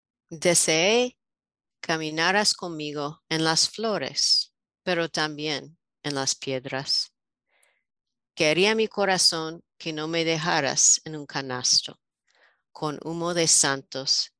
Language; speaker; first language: Spanish; non-native, fluent; English